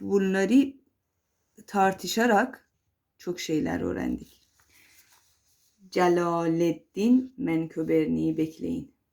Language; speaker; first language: Turkish; non-native, fluent; Persian